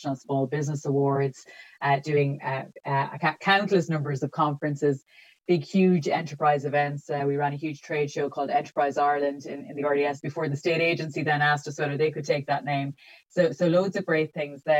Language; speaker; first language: English; native; English